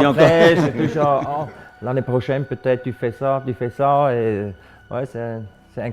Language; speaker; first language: French; non-native, local second language; German